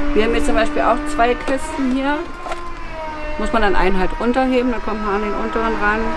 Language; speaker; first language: German; native; German